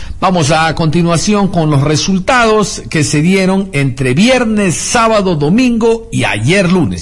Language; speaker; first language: Spanish; native; Spanish